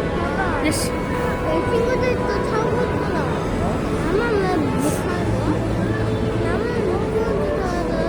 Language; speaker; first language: Korean; non-native, local second language; Mongolian